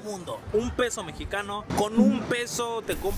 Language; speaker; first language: Spanish; native; Spanish